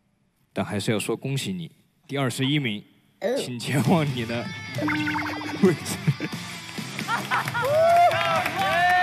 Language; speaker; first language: Chinese; native; Chinese